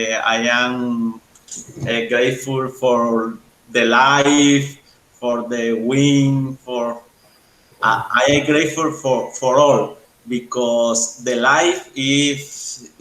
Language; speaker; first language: English; non-native, learner; Spanish